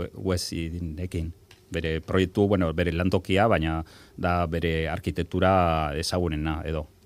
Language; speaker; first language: Basque; non-native, local second language; Spanish